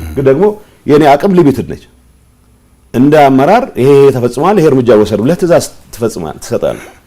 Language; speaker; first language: Amharic; non-native, local second language; Tigrinya